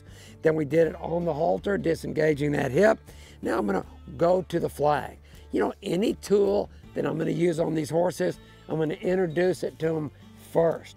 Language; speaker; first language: English; native; English